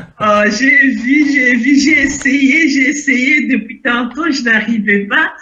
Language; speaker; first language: French; non-native, local second language; Lingala